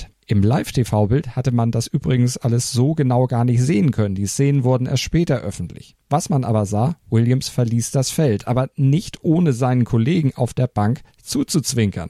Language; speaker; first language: German; native; German